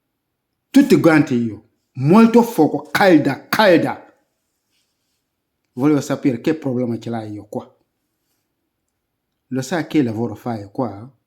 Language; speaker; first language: Italian; non-native, learner; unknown